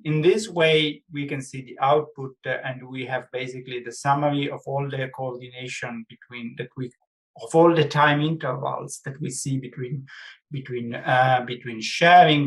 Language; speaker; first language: English; non-native, fluent; Italian